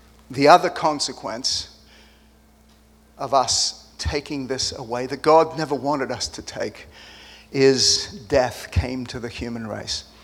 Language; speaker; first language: English; early bilingual, other home language; Spanish